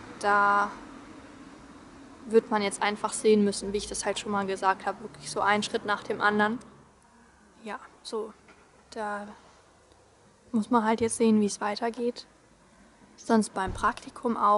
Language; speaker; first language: German; native; German